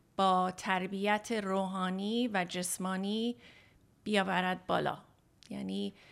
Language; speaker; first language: Persian; early bilingual, heritage; Persian